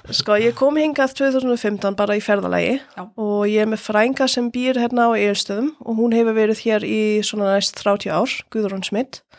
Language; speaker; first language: Icelandic; non-native, fluent; German